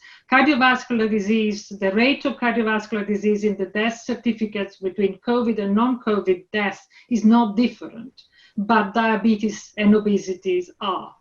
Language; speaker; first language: English; non-native, fluent; Italian